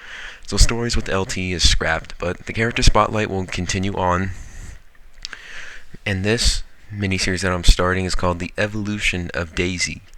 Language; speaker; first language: English; native; English